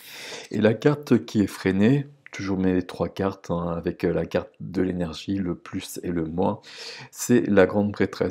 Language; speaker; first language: French; native; French